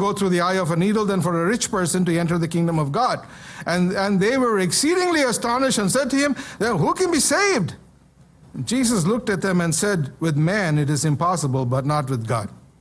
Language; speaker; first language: English; non-native, local second language; Malayalam